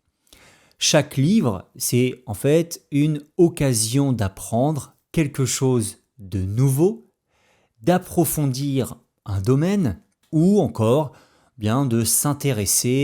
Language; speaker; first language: French; native; French